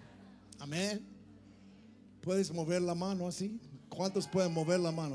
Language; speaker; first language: Spanish; non-native, fluent; English